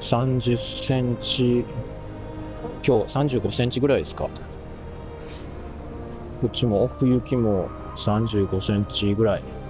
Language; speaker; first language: Japanese; native; Japanese